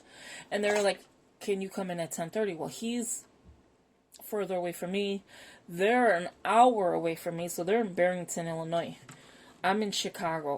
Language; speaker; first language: English; native; English